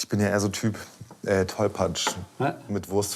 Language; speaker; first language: German; native; German